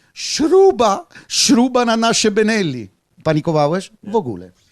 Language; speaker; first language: Polish; non-native, fluent; Italian